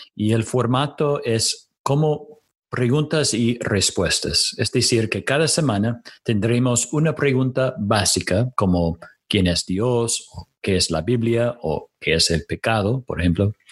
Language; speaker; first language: Spanish; non-native, fluent; English